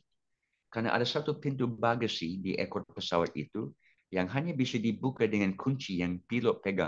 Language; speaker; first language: Indonesian; non-native, fluent; English